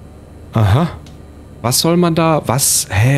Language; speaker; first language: German; native; German